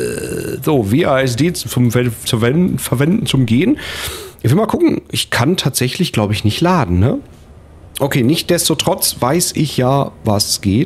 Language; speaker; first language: German; native; German